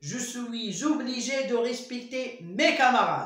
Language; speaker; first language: French; non-native, local second language; Arabic